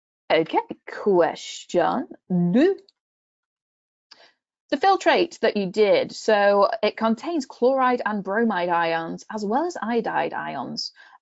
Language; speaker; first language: English; native; English